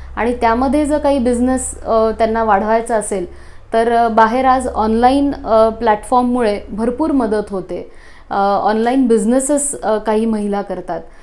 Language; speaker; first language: Marathi; native; Marathi